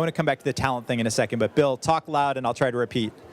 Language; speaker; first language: English; native; English